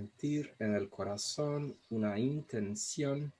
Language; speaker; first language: Spanish; non-native, fluent; Portuguese